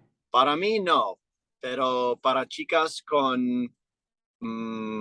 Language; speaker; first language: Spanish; non-native, learner; English